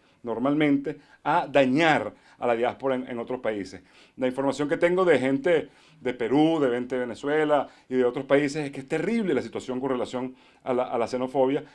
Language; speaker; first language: Spanish; native; Spanish